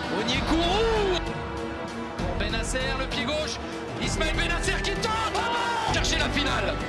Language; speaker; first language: French; native; French